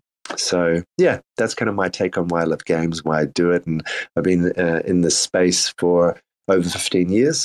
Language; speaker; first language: English; native; English